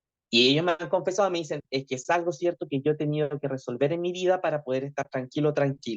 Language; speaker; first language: Spanish; native; Spanish